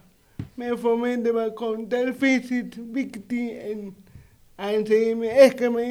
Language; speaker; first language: Swedish; non-native, learner; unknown